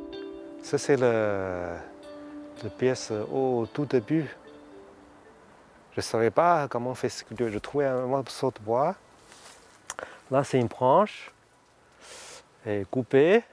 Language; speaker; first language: French; non-native, learner; Chinese